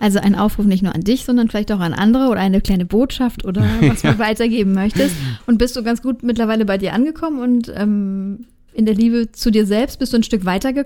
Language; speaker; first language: German; native; German